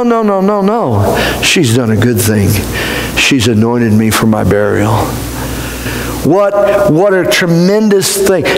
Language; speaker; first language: English; native; English